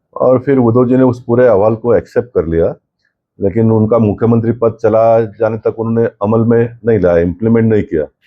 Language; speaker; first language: Hindi; non-native, local second language; Kannada